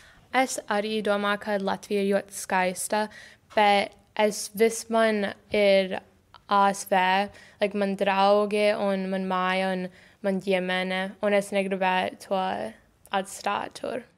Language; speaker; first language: Latvian; early bilingual, heritage; English